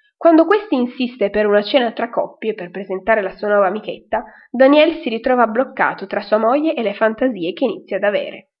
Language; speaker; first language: Italian; native; Italian